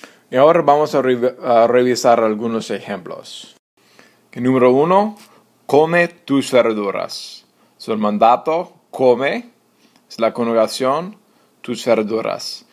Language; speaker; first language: Spanish; non-native, fluent; English